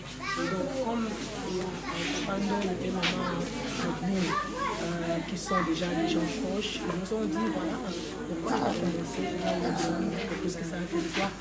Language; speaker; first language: French; non-native, local second language; Kongo